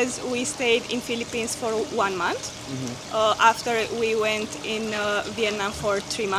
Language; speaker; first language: English; non-native, fluent; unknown